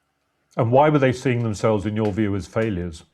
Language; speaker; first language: English; native; English